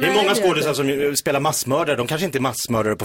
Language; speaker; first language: Swedish; native; Swedish